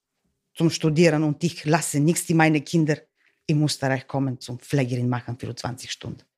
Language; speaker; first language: German; non-native, learner; Bulgarian